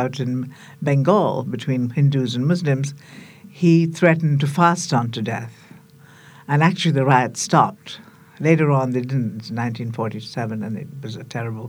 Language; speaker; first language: English; non-native, local second language; Tamil